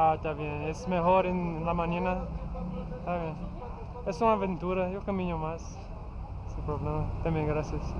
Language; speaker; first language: Spanish; non-native, learner; English